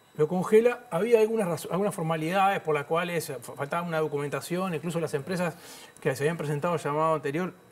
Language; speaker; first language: Spanish; native; Spanish